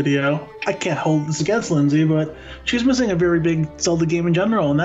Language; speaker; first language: English; native; English